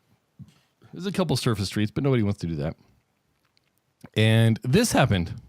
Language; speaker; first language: English; native; English